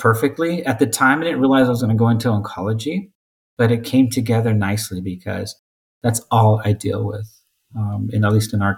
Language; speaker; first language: English; native; English